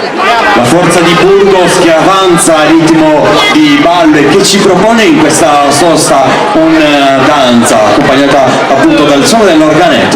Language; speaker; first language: Italian; native; Italian